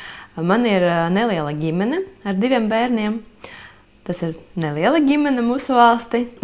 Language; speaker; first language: Latvian; non-native, local second language; Russian